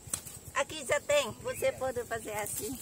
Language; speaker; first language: Portuguese; non-native, learner; Vietnamese